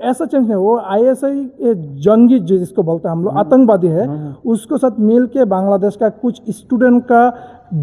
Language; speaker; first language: Hindi; non-native, learner; Bangla